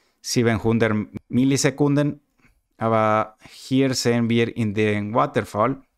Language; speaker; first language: German; non-native, learner; Spanish